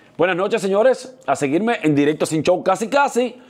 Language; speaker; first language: Spanish; native; Spanish